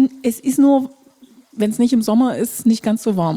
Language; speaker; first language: German; native; German